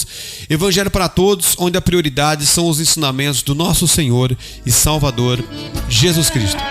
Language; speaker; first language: Portuguese; native; Portuguese